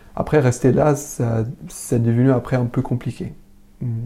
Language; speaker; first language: French; non-native, learner; Arabic